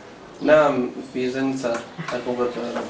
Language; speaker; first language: Arabic; non-native, learner; Bosnian